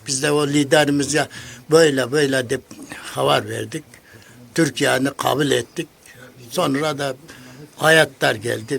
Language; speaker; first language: Turkish; non-native, learner; Kyrgyz